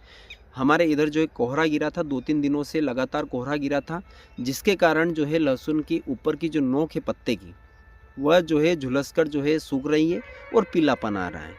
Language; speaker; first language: Hindi; native; Hindi